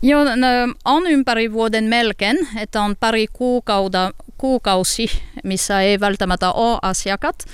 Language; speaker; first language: Finnish; non-native, learner; French